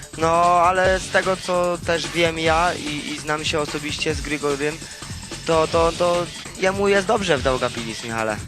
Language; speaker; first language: Polish; native; Polish